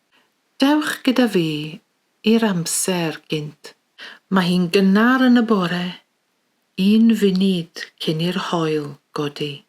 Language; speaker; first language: Welsh; native; Welsh